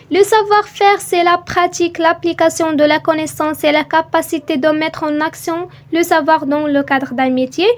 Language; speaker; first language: French; non-native, local second language; Arabic